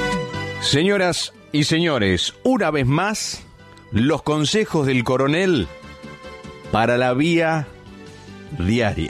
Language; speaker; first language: Spanish; native; Spanish